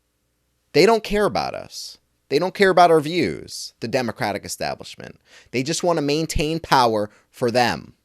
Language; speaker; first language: English; native; English